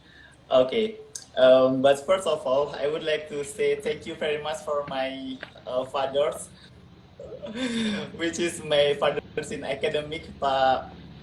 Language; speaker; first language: English; non-native, local second language; Indonesian